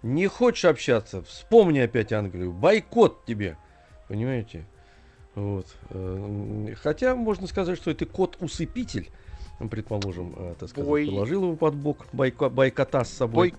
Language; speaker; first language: Russian; native; Russian